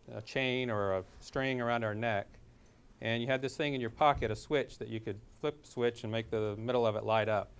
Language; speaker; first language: English; native; English